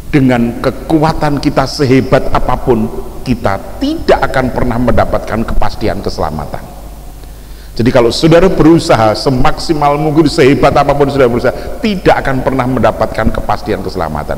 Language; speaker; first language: Indonesian; native; Indonesian